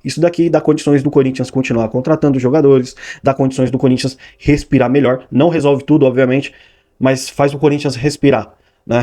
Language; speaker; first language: Portuguese; native; Portuguese